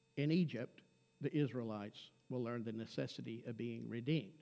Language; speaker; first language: English; native; English